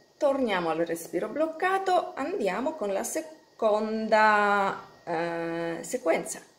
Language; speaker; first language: Italian; non-native, fluent; Polish